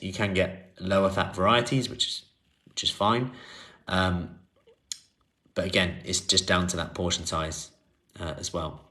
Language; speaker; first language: English; native; English